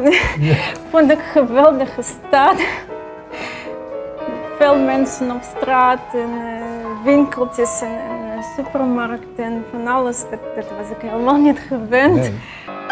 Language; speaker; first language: Dutch; non-native, fluent; Russian